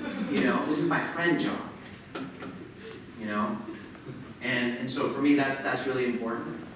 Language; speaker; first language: English; early bilingual, other home language; Spanish